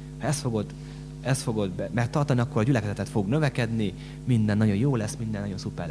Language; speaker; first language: Hungarian; native; Hungarian